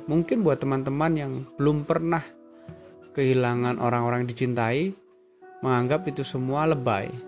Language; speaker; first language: Indonesian; native; Indonesian